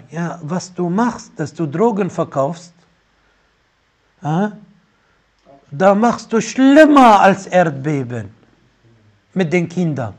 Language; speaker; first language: German; non-native, fluent; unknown